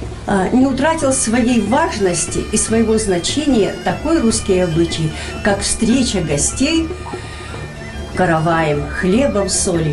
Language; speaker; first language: Russian; native; Russian